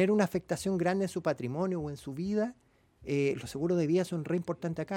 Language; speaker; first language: Spanish; native; Spanish